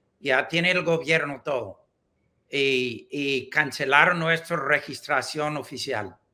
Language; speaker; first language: Spanish; non-native, learner; English